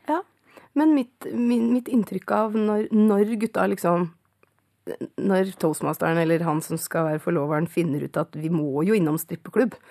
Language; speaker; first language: Norwegian; native; Norwegian